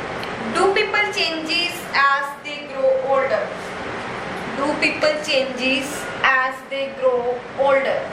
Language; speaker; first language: English; non-native, local second language; Punjabi